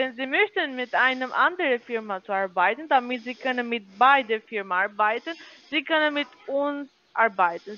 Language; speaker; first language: German; non-native, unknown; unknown